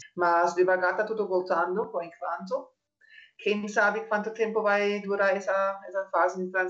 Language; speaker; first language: Portuguese; non-native, fluent; German